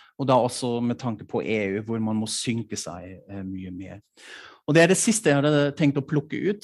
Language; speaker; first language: Norwegian; non-native, fluent; German